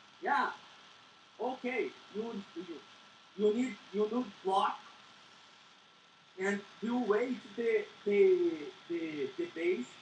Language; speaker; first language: English; non-native, learner; Portuguese